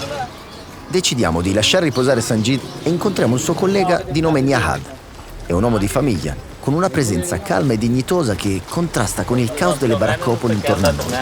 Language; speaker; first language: Italian; native; Italian